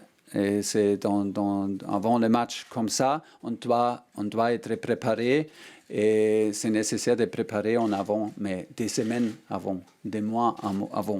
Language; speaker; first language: French; non-native, learner; German